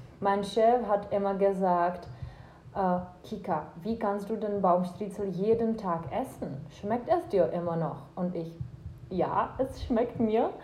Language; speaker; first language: German; non-native, fluent; Czech